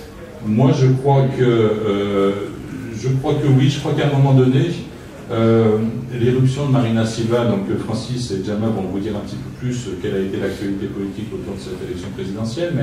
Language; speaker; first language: French; native; French